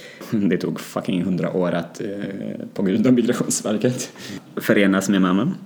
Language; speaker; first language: Swedish; early bilingual, other home language; Amharic